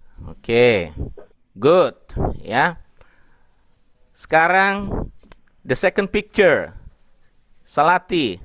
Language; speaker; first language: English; non-native, learner; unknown